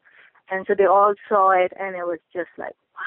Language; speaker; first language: English; non-native, local second language; Urdu